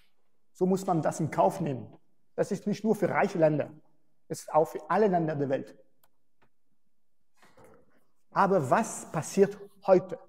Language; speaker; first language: German; non-native, fluent; French